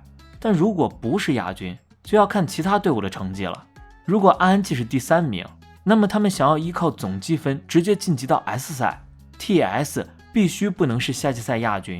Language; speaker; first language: Chinese; native; Chinese